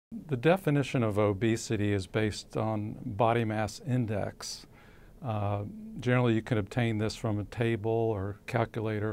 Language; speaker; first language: English; native; English